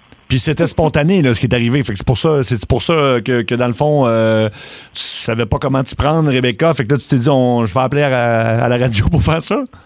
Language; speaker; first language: French; native; French